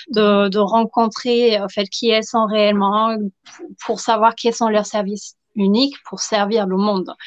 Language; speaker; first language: French; non-native, fluent; German